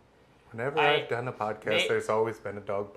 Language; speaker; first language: English; native; English